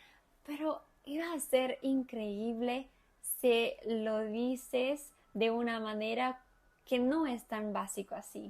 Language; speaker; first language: Spanish; non-native, fluent; Portuguese